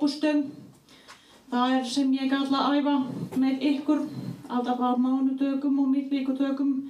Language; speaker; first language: Icelandic; non-native, fluent; Swedish